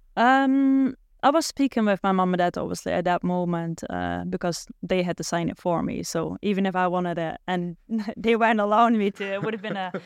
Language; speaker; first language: English; non-native, fluent; Dutch